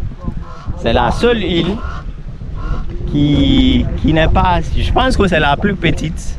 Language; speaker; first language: French; non-native, local second language; Susu